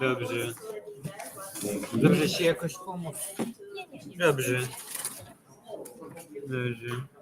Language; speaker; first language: Polish; non-native, fluent; Ukrainian